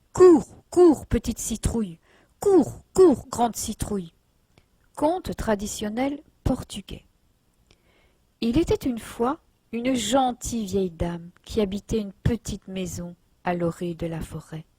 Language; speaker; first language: French; native; French